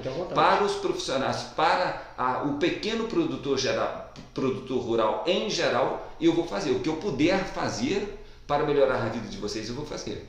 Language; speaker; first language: Portuguese; native; Portuguese